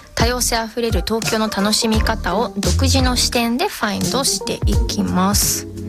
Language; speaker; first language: Japanese; native; Japanese